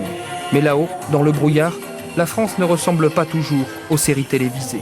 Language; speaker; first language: French; native; French